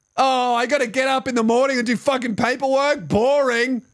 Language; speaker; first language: English; native; English